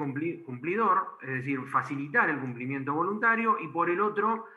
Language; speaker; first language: Spanish; native; Spanish